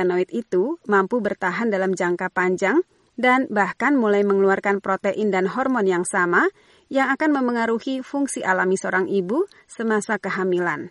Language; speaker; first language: Indonesian; native; Indonesian